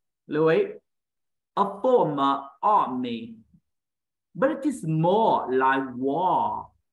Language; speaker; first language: English; non-native, fluent; Vietnamese